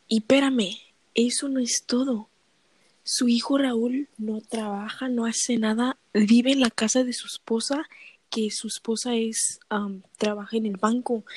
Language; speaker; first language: Spanish; early bilingual, heritage; Spanish